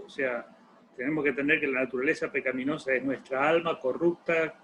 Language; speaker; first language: Spanish; native; Spanish